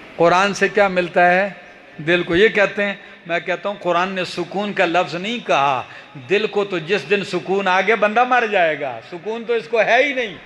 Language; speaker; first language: Urdu; non-native, local second language; Punjabi